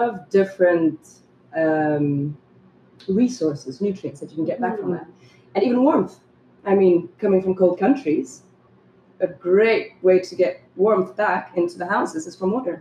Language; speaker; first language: English; native; English